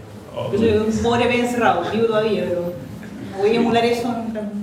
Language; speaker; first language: Spanish; native; Spanish